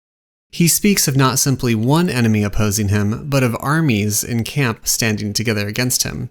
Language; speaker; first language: English; native; English